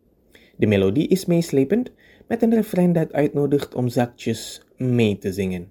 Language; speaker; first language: Dutch; non-native, fluent; Indonesian